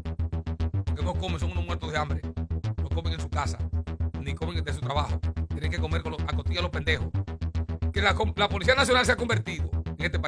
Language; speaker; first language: Spanish; native; Spanish